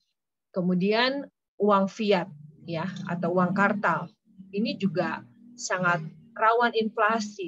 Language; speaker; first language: Indonesian; native; Indonesian